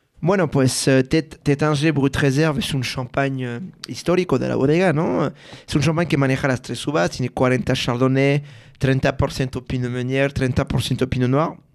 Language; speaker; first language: Spanish; non-native, fluent; French